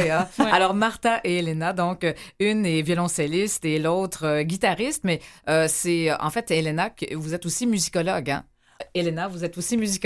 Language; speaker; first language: French; native; French